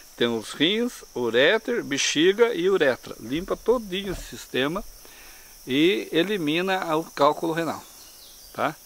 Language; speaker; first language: Portuguese; native; Portuguese